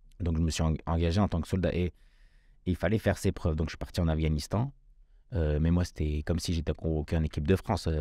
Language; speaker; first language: French; early bilingual, other home language; Kabyle